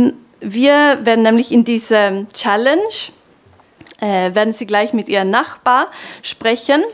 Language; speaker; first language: German; non-native, fluent; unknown